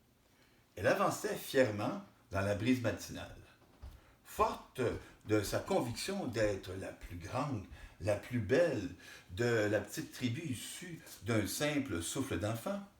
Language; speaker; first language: French; native; French